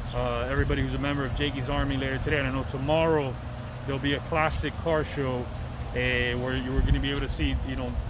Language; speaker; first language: English; early bilingual, other home language; Spanish